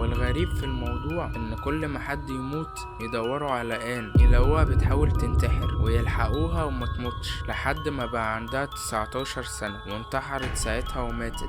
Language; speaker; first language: Arabic; native; Arabic